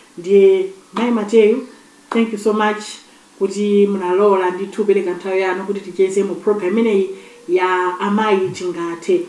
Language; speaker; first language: Nyanja; native; Nyanja